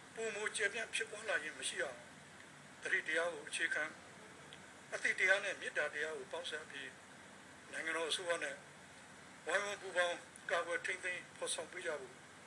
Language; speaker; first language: Burmese; native; Burmese